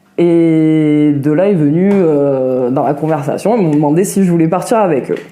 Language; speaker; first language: French; native; French